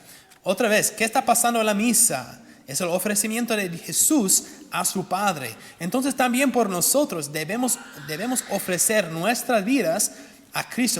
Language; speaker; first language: Spanish; non-native, fluent; English